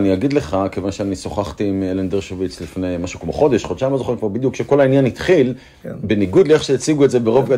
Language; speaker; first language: Hebrew; native; Hebrew